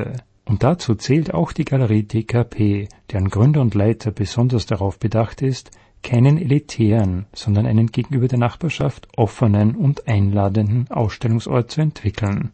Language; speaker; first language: German; native; German